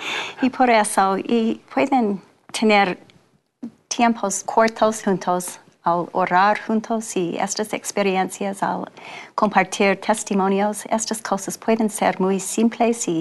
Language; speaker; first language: Spanish; non-native, fluent; English